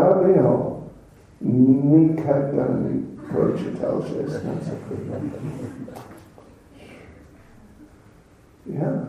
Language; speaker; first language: Russian; non-native, learner; English